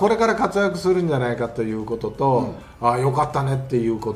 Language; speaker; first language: Japanese; native; Japanese